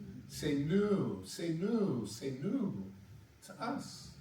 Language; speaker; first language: French; non-native, learner; English